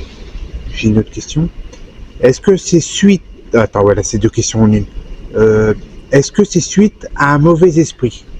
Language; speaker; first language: French; native; French